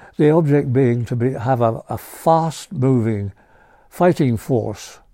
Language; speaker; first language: English; native; English